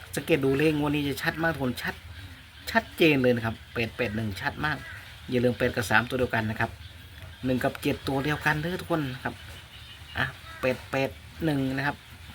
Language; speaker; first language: Thai; native; Thai